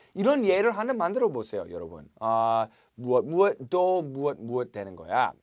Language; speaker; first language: Korean; non-native, fluent; English